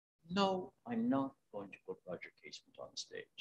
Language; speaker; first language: English; native; English